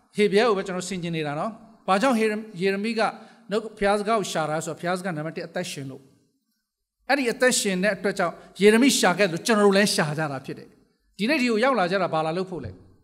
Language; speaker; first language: Burmese; native; Burmese